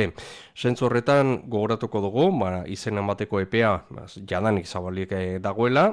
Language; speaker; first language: Basque; native; Basque